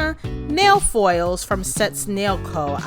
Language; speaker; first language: English; native; English